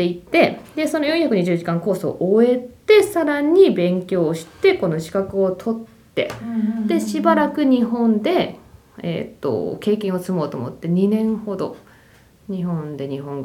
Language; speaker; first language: Japanese; native; Japanese